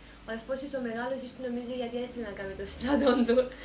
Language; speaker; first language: Greek; early bilingual, heritage; Greek